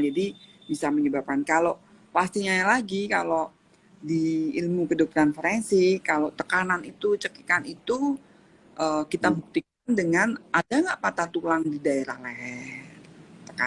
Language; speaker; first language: Indonesian; native; Indonesian